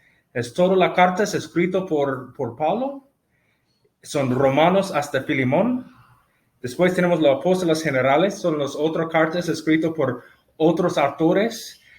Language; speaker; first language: Spanish; non-native, fluent; English